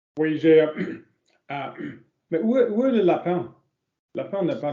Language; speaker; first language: French; non-native, learner; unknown